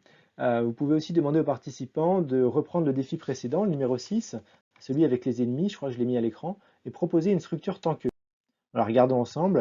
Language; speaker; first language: French; native; French